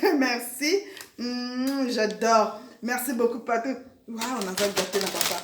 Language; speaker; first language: French; non-native, local second language; Lingala